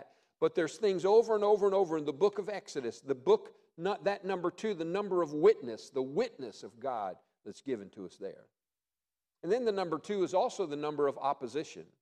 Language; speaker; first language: English; native; English